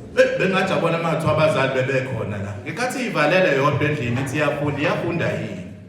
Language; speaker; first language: Zulu; native; Zulu